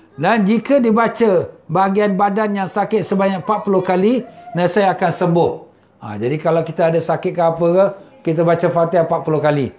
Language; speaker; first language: Malay; native; Malay